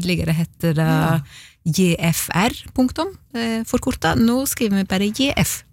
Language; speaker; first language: Norwegian; native; Norwegian